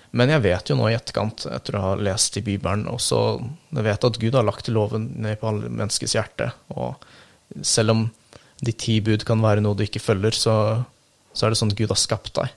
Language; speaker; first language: Norwegian; early bilingual, other home language; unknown